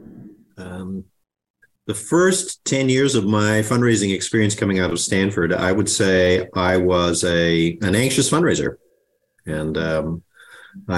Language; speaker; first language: English; native; English